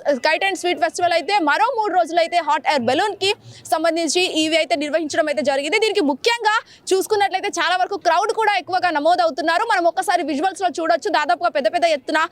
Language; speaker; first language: Telugu; native; Telugu